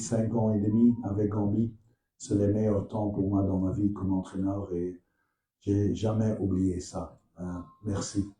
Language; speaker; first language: French; non-native, learner; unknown